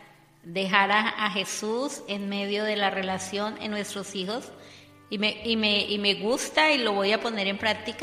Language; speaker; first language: Spanish; native; Spanish